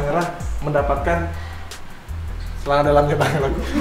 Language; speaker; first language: Indonesian; native; Indonesian